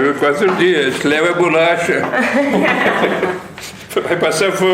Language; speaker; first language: Portuguese; non-native, fluent; Lithuanian